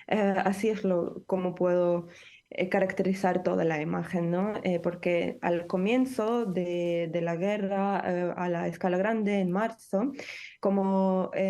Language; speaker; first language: Spanish; non-native, fluent; Ukrainian